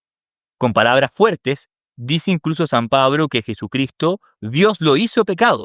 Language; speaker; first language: Spanish; native; Spanish